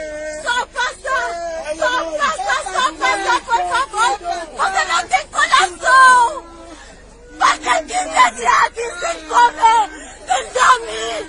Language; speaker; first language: Portuguese; non-native, learner; Haitian Creole